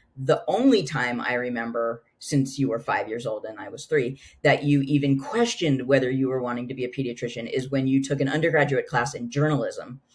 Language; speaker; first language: English; native; English